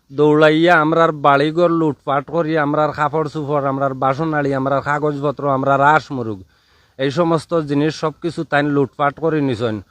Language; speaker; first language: Bangla; native; Bangla